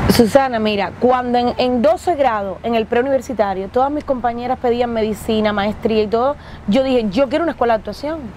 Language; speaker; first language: Spanish; native; Spanish